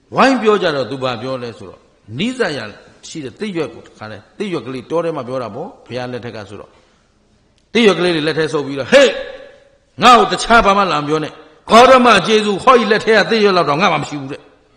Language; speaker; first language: Burmese; native; Burmese